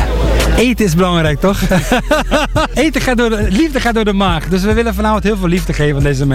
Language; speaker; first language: Dutch; native; Dutch